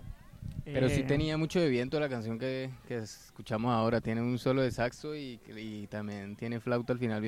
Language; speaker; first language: Spanish; native; Spanish